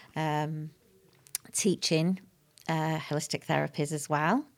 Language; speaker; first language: English; native; English